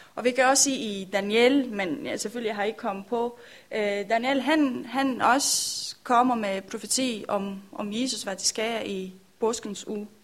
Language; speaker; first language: Danish; non-native, learner; Romanian